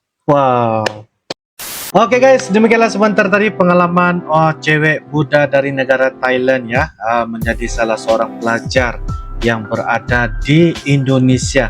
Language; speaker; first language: Indonesian; non-native, local second language; Malay